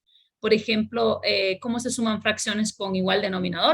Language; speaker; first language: Spanish; native; Spanish